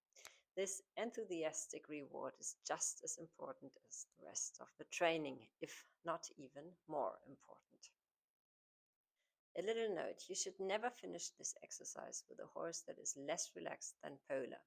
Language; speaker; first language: English; non-native, fluent; German